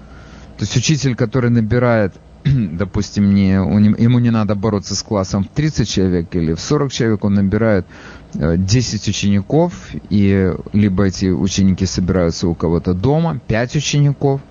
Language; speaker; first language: Russian; native; Russian